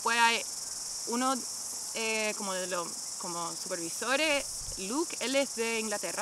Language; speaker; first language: Spanish; non-native, fluent; English